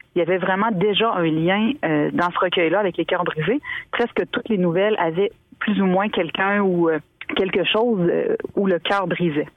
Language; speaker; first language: French; native; French